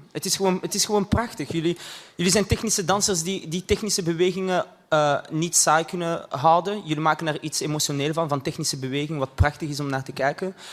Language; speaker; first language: Dutch; early bilingual, other home language; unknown